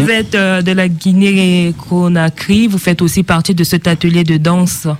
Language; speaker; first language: French; non-native, local second language; Sango